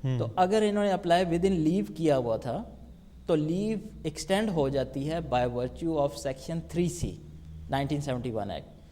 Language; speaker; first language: Urdu; native; Urdu